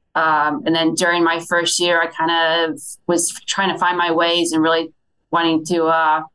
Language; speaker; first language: English; native; English